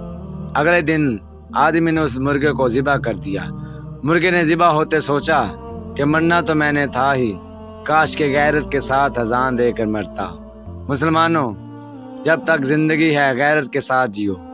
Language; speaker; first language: Urdu; native; Urdu